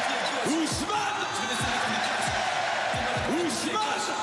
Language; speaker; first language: French; native; French